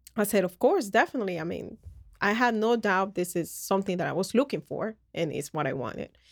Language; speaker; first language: English; early bilingual, other home language; Spanish